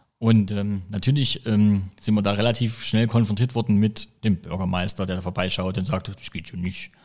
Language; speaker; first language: German; native; German